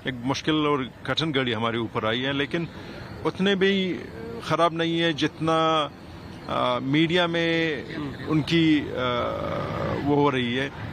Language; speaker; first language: Hindi; non-native, fluent; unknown